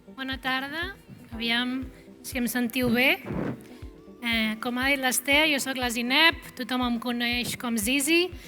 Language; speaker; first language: Catalan; early bilingual, other home language; Arabic